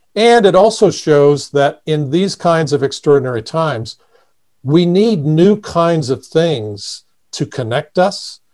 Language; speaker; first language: English; native; English